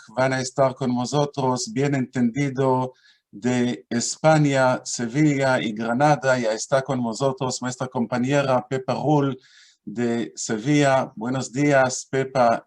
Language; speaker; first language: Spanish; non-native, fluent; Hebrew